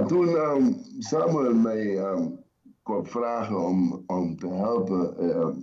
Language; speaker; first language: Dutch; non-native, local second language; Papiamento